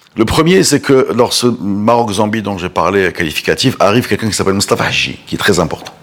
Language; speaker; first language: French; non-native, local second language; Arabic